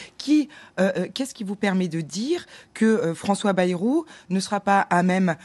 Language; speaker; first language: French; native; French